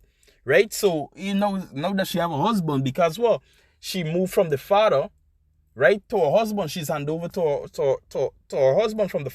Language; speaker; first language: English; native; English